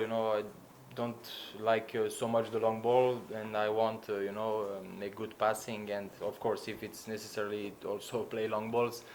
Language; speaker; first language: English; non-native, learner; Slovenian